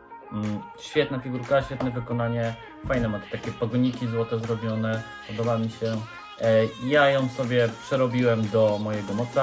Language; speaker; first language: Polish; native; Polish